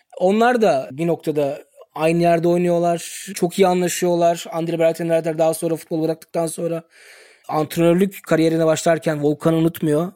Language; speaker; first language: Turkish; early bilingual, heritage; Turkish